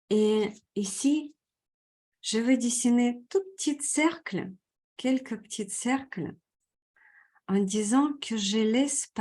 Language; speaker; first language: French; non-native, fluent; Russian